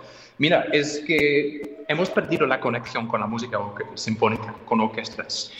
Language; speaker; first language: Spanish; non-native, fluent; English